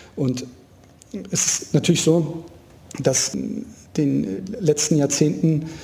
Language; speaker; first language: German; native; German